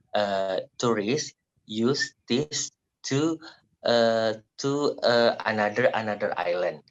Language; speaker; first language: English; non-native, learner; Indonesian